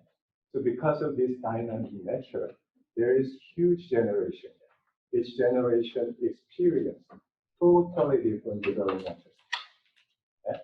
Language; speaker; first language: English; non-native, fluent; Korean